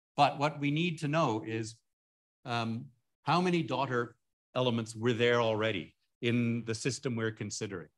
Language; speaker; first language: English; native; English